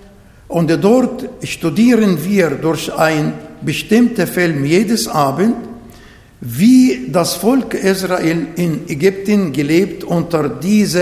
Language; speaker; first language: German; non-native, learner; Arabic